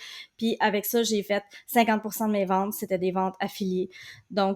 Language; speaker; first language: French; native; French